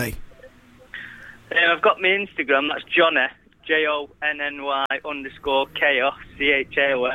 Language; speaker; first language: English; native; English